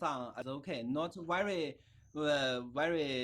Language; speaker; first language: English; non-native, learner; Chinese